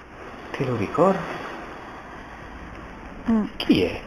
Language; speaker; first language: Italian; native; Italian